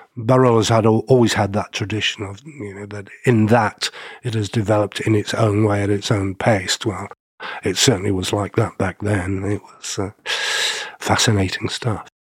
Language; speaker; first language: English; native; English